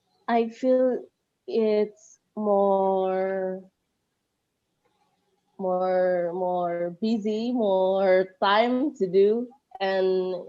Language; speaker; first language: English; non-native, learner; Indonesian